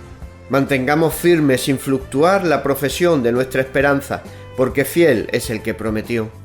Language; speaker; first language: Spanish; native; Spanish